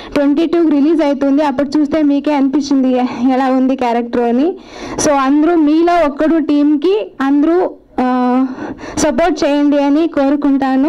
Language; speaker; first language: Telugu; non-native, learner; Kannada